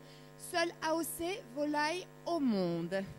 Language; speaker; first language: French; native; French